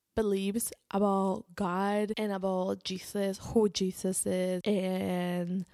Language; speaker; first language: English; non-native, fluent; Spanish